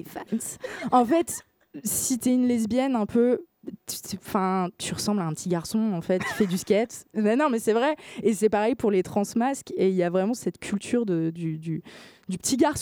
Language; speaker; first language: French; native; French